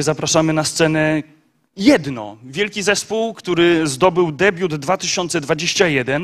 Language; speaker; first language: Polish; native; Polish